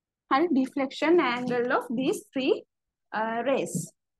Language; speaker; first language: English; non-native, local second language; Sinhala